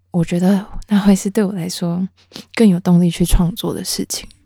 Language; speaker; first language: Chinese; non-native, local second language; Hakka Chinese